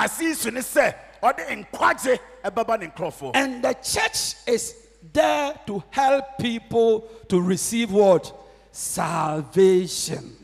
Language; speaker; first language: English; non-native, local second language; Akan